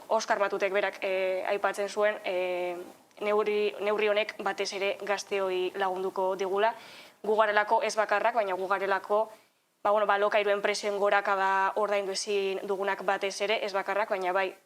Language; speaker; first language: Basque; native; Basque